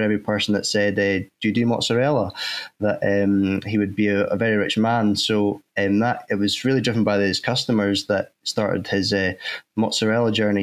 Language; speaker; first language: English; native; English